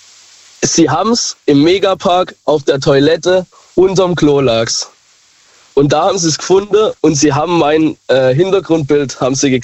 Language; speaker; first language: German; native; German